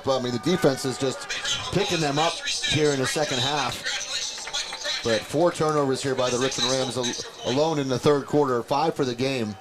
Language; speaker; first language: English; native; English